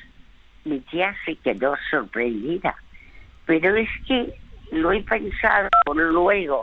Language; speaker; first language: Spanish; early bilingual, other home language; French